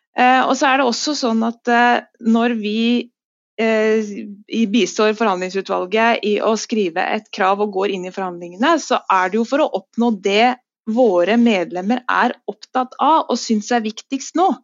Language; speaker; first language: Norwegian; native; Norwegian